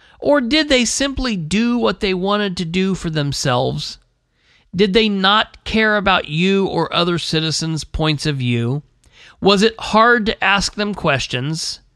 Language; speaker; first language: English; native; English